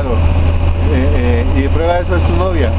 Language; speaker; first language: Spanish; native; Spanish